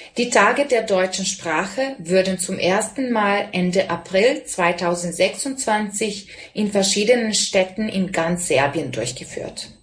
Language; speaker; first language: German; non-native, fluent; Serbian